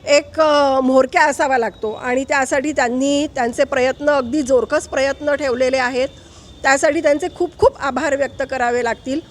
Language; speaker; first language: Marathi; native; Marathi